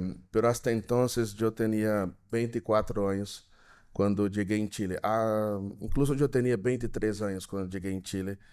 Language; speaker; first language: Spanish; non-native, fluent; Portuguese